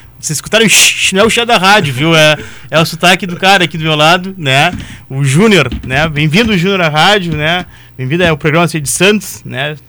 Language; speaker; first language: Portuguese; native; Portuguese